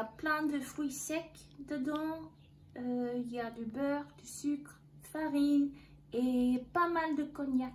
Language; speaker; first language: French; non-native, learner; English